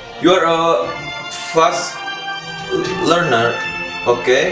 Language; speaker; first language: English; non-native, learner; Indonesian